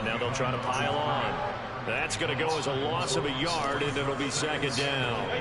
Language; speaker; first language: English; native; English